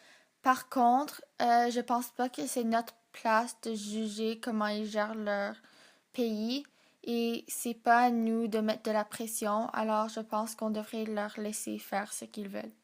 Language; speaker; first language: French; non-native, local second language; English